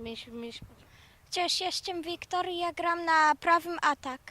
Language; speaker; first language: Polish; early bilingual, heritage; Polish